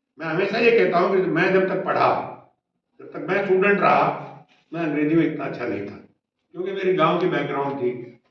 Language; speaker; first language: Hindi; native; Hindi